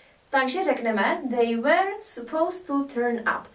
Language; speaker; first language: English; non-native, fluent; Czech